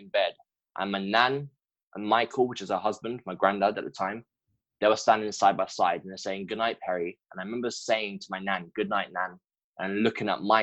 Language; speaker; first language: English; native; English